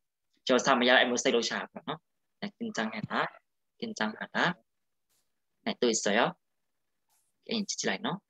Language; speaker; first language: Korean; non-native, fluent; Burmese